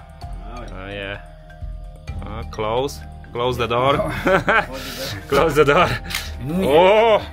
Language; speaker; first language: English; non-native, learner; Polish